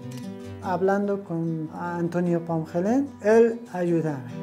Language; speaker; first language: Spanish; non-native, learner; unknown